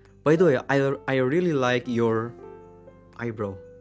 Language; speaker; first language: English; non-native, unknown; Indonesian